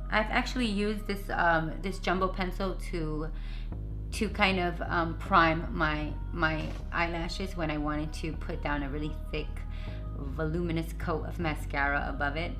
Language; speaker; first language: English; native; English